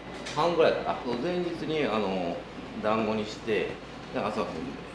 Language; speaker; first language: Japanese; native; Japanese